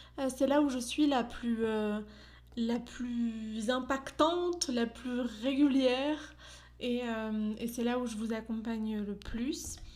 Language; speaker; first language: French; native; French